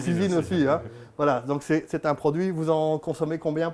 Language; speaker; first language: French; native; French